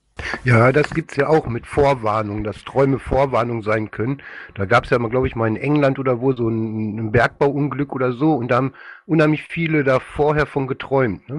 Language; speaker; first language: German; native; German